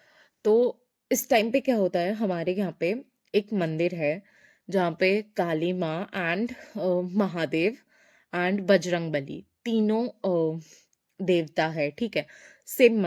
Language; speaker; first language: Hindi; non-native, local second language; Bangla